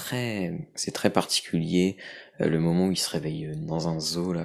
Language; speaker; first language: French; native; French